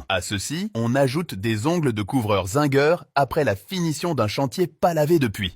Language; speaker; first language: French; native; French